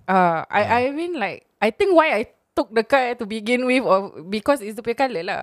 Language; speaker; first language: English; non-native, local second language; Malay